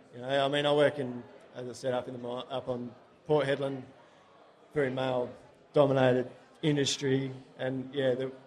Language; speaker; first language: English; native; English